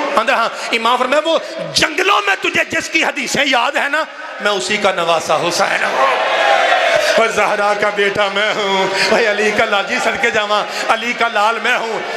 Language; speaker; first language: Urdu; non-native, local second language; Punjabi